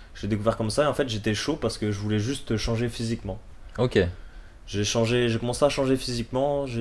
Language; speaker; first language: French; native; French